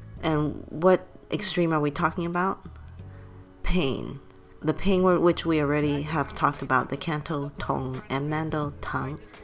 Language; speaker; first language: English; native; English